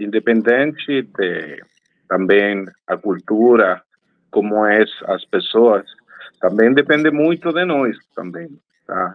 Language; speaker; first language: Portuguese; non-native, fluent; Spanish